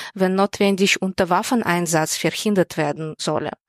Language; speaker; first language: German; non-native, fluent; Russian